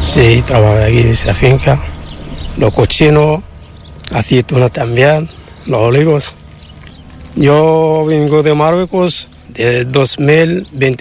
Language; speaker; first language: Spanish; non-native, learner; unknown